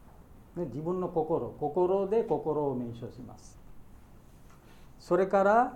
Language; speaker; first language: Japanese; non-native, learner; Bangla